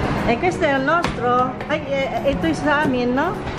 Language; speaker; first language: Italian; non-native, learner; Filipino